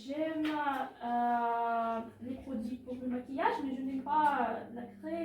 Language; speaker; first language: French; non-native, learner; Ukrainian